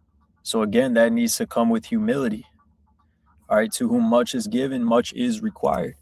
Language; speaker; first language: English; native; English